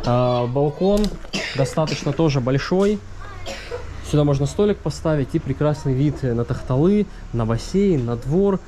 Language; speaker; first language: Russian; native; Russian